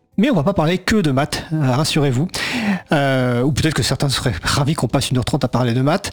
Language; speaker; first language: French; native; French